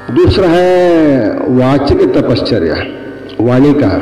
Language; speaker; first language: Hindi; non-native, local second language; Kannada